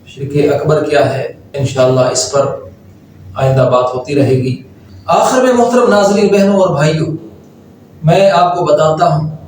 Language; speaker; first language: Urdu; native; Urdu